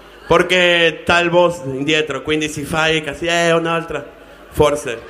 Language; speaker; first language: Italian; non-native, learner; Spanish